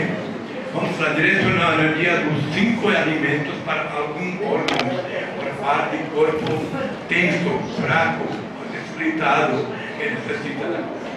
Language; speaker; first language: Portuguese; non-native, fluent; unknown